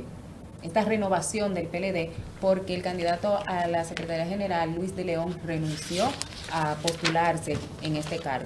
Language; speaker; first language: Spanish; native; Spanish